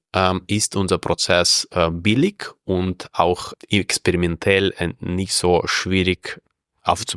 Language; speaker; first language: German; non-native, fluent; Russian